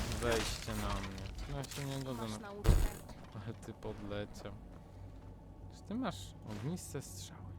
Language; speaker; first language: Polish; native; Polish